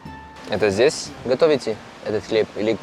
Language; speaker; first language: Russian; non-native, learner; Lithuanian